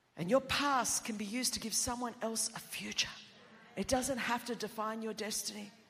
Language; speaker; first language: English; non-native, local second language; Greek